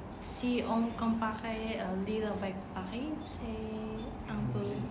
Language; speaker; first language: French; non-native, learner; Khmer